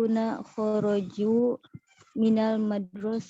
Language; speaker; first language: Arabic; non-native, learner; Indonesian